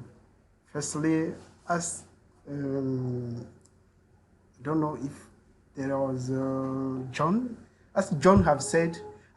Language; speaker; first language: English; non-native, learner; French